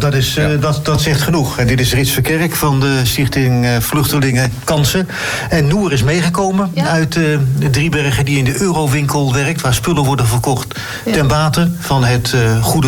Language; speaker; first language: Dutch; native; Dutch